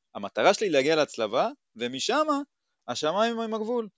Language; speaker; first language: Hebrew; native; Hebrew